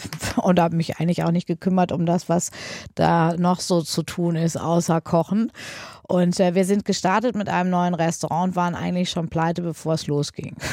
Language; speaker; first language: German; native; German